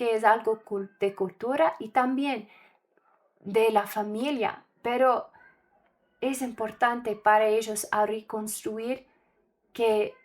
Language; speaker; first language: Spanish; non-native, learner; English